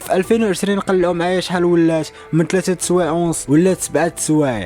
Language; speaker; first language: Arabic; native; Arabic